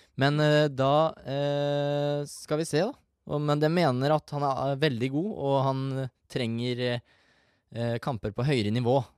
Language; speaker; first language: Norwegian; native; Norwegian